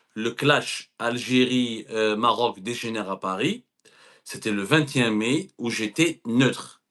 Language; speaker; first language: French; non-native, local second language; Arabic